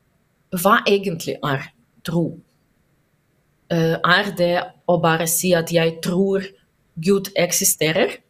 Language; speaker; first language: Norwegian; non-native, learner; Russian